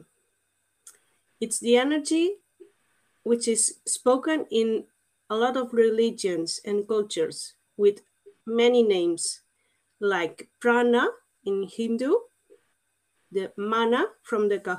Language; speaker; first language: English; non-native, fluent; Portuguese